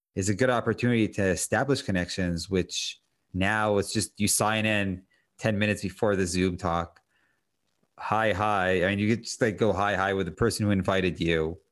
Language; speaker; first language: English; non-native, fluent; Hebrew